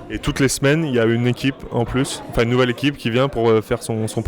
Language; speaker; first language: French; native; French